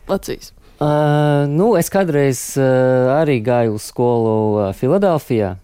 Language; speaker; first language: Latvian; non-native, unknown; English